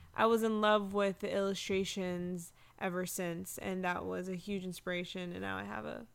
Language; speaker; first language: English; native; English